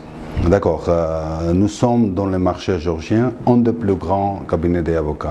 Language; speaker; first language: French; non-native, fluent; Georgian